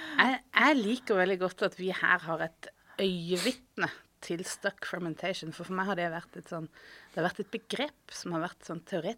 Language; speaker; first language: Norwegian; native; Norwegian